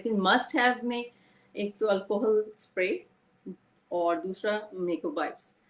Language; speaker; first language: Urdu; native; Urdu